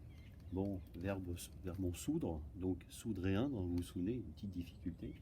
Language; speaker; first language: French; native; French